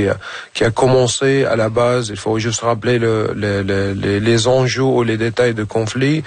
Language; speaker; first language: French; non-native, fluent; Arabic